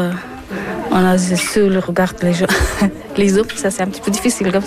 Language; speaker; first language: French; non-native, learner; Persian